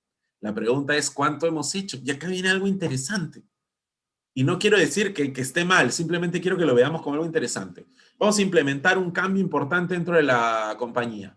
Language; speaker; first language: Spanish; native; Spanish